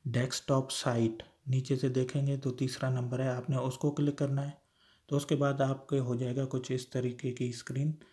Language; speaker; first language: Urdu; non-native, local second language; Sindhi